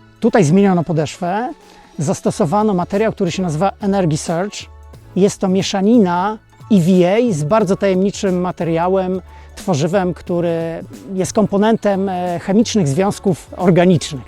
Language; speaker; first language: Polish; native; Polish